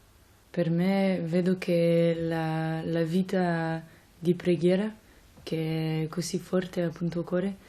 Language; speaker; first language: Italian; non-native, fluent; French